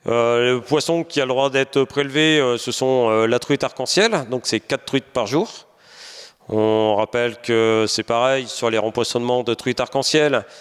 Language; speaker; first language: French; native; French